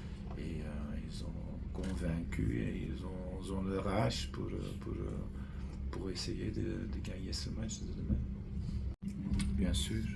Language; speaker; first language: French; non-native, fluent; Dutch